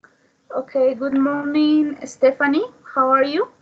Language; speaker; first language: English; non-native, learner; Spanish